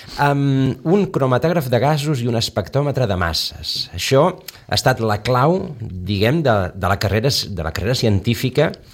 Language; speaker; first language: Catalan; native; Catalan